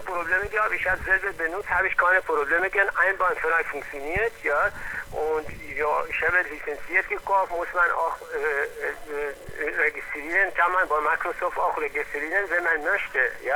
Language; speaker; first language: German; non-native, learner; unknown